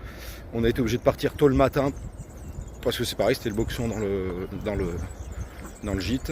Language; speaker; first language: French; native; French